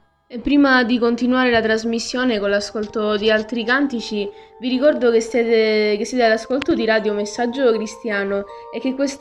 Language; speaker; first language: Italian; native; Italian